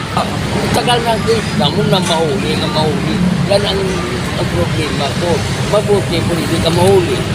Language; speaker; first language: Filipino; non-native, local second language; Hiligaynon